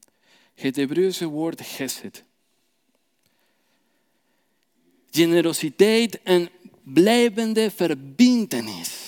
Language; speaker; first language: Dutch; non-native, fluent; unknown